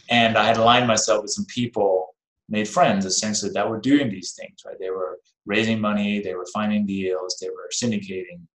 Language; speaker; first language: English; non-native, fluent; Danish